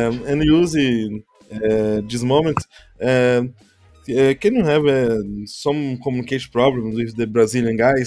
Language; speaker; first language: English; non-native, learner; Portuguese